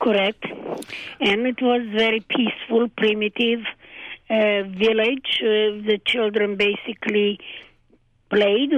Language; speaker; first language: English; non-native, fluent; Hungarian